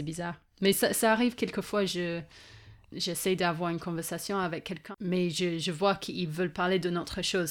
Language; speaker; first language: French; non-native, fluent; English